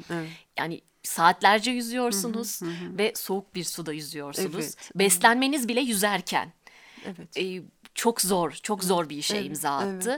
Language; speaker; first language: Turkish; native; Turkish